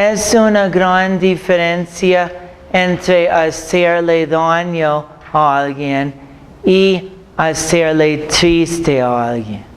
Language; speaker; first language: Spanish; non-native, fluent; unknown